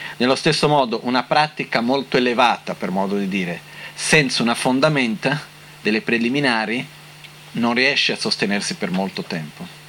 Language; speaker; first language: Italian; non-native, fluent; Portuguese